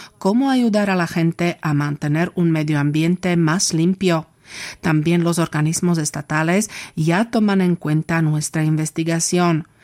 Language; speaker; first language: Spanish; non-native, fluent; Slovak